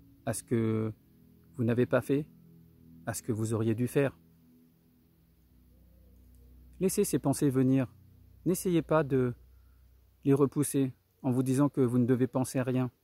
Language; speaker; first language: French; native; French